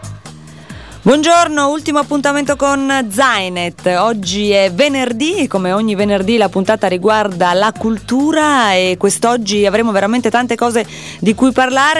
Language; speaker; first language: Italian; native; Italian